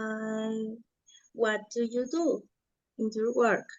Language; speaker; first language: English; non-native, learner; Spanish